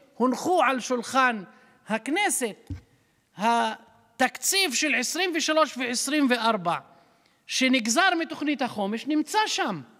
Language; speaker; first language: Hebrew; non-native, local second language; Arabic